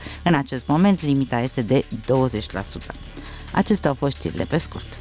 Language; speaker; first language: Romanian; native; Romanian